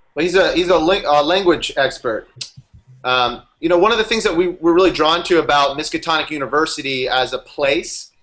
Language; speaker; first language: English; native; English